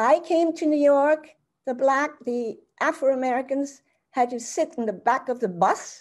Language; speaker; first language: English; early bilingual, other home language; German